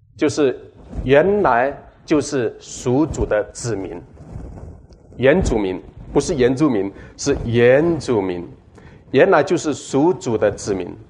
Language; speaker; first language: Chinese; non-native, local second language; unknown